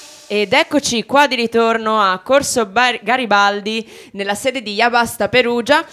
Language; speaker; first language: Italian; native; Italian